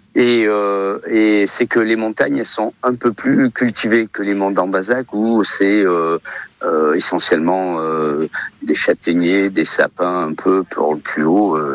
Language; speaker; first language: French; early bilingual, other home language; Portuguese